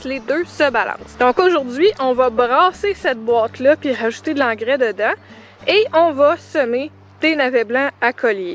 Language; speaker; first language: French; native; French